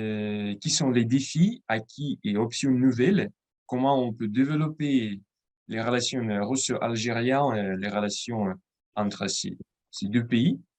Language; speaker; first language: French; non-native, fluent; Russian